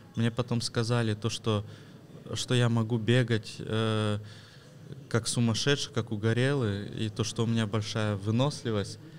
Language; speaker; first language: Russian; early bilingual, heritage; Russian